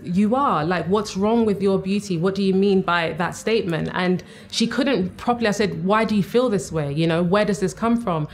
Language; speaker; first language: English; native; English